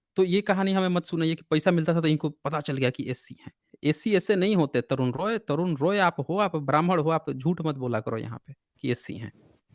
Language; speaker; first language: Hindi; native; Hindi